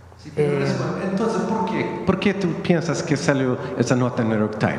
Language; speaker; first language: Spanish; non-native, fluent; Swedish